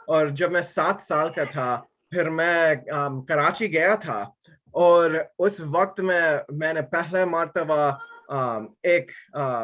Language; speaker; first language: Urdu; early bilingual, other home language; English